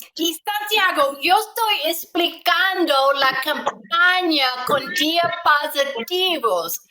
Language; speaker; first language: Spanish; non-native, learner; English